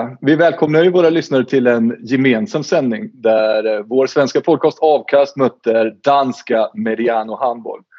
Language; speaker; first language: Swedish; native; Swedish